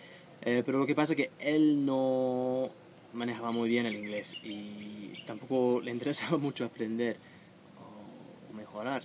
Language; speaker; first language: Spanish; non-native, fluent; English